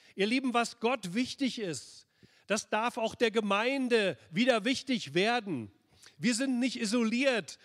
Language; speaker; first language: German; native; German